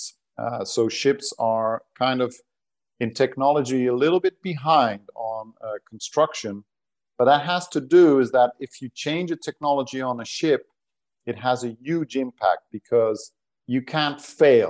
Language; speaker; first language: English; non-native, fluent; Portuguese